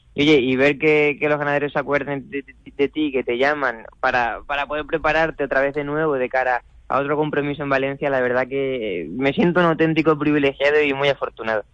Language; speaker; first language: Spanish; native; Spanish